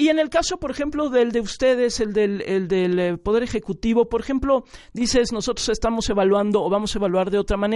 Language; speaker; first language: Spanish; native; Spanish